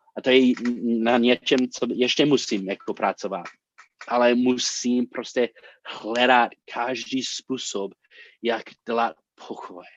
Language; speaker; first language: Czech; non-native, fluent; English